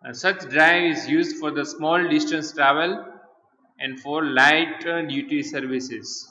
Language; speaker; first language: English; non-native, local second language; Gujarati